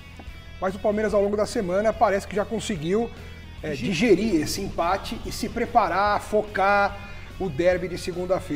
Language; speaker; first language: Portuguese; native; Portuguese